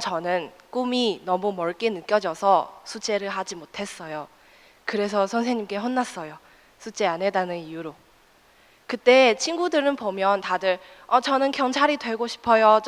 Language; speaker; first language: Korean; non-native, fluent; Chinese